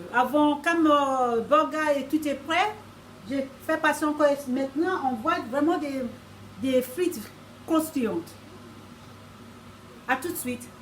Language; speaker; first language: French; non-native, fluent; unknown